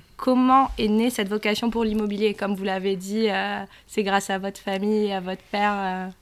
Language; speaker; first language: French; native; French